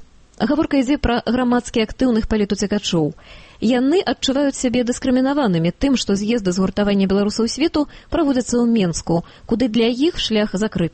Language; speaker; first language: Belarusian; native; Belarusian